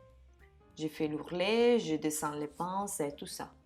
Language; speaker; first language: French; non-native, fluent; Italian